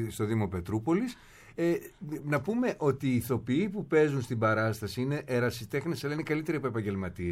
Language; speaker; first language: Greek; native; Greek